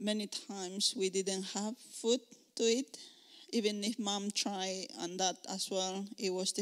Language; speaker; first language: English; non-native, learner; Spanish